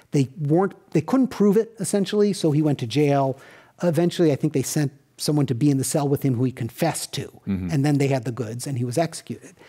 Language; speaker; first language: English; native; English